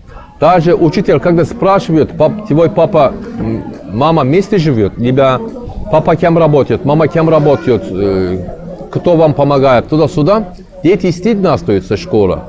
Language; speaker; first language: Russian; non-native, learner; Turkish